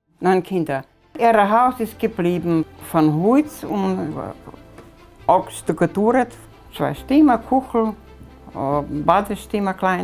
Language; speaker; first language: German; early bilingual, heritage; German